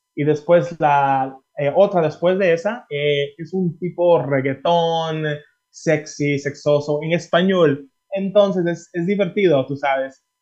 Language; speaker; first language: Spanish; early bilingual, heritage; Spanish